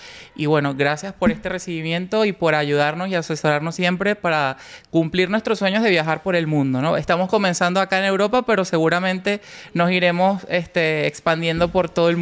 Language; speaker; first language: Spanish; native; Spanish